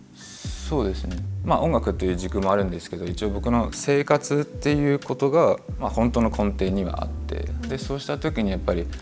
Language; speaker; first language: Japanese; early bilingual, other home language; Chinese